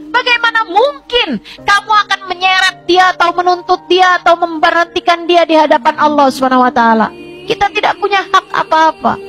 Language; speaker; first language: Indonesian; native; Indonesian